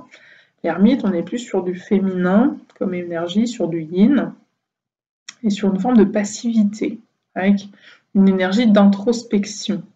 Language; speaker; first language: French; native; French